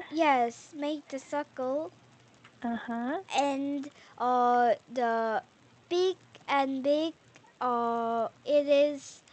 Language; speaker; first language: English; non-native, learner; Korean